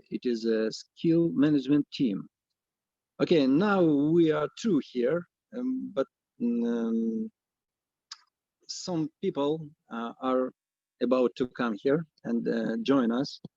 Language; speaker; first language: English; non-native, fluent; Russian